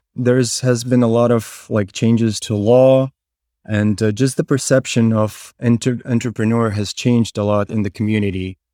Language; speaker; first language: English; non-native, fluent; Ukrainian